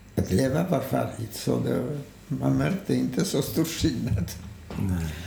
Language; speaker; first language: Swedish; non-native, fluent; Polish